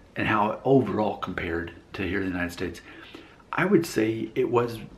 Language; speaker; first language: English; native; English